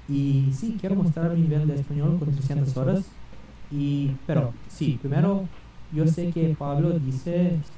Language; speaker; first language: Spanish; non-native, learner; Serbian